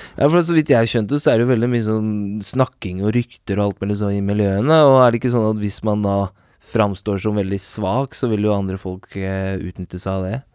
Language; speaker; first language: Norwegian; native; Norwegian